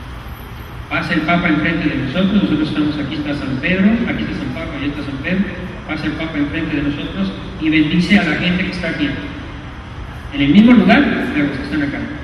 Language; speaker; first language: Spanish; native; Spanish